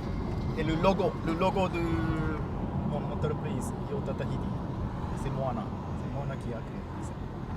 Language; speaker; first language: French; non-native, learner; Japanese